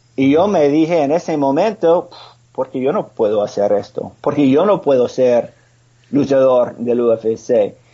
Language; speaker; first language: Spanish; non-native, fluent; English